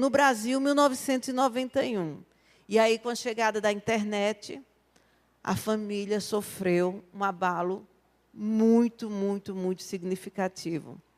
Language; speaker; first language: Portuguese; native; Portuguese